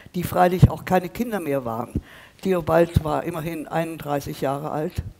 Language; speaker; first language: German; native; German